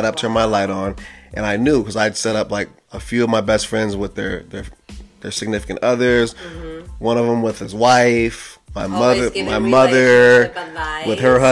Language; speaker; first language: English; native; English